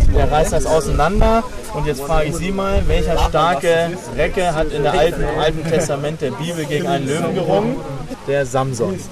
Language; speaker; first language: German; native; German